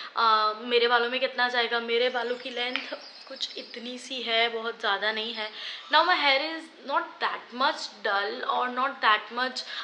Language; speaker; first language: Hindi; non-native, local second language; Gujarati